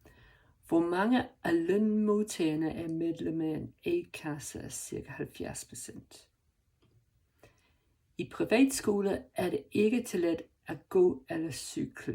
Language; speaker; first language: Danish; non-native, learner; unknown